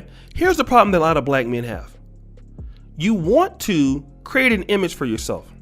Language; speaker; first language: English; native; English